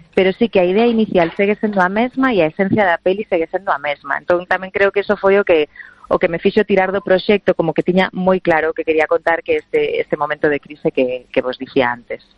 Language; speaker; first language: Galician; non-native, local second language; Spanish